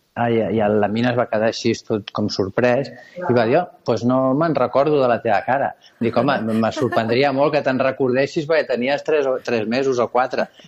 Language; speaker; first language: Catalan; native; Catalan